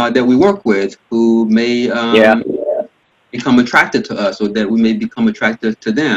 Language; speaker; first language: English; native; English